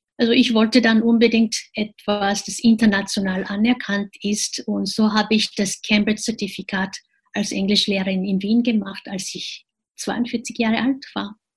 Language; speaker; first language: German; non-native, fluent; Japanese